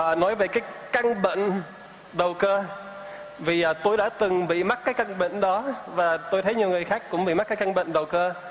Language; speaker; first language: Vietnamese; non-native, fluent; English